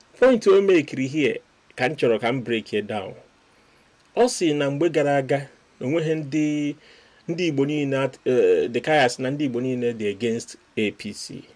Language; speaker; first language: Igbo; native; Igbo